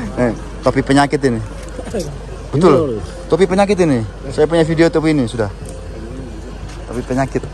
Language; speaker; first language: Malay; non-native, local second language; Javanese